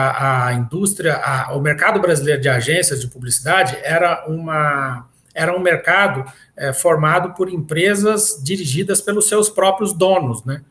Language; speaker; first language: Portuguese; native; Portuguese